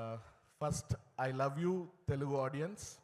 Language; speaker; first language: Telugu; non-native, learner; Tamil